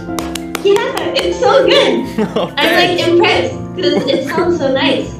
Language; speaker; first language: English; non-native, fluent; Swedish